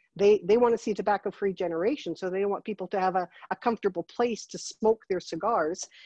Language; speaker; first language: English; native; English